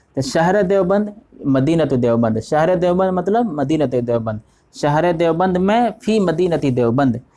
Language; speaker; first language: Urdu; native; Urdu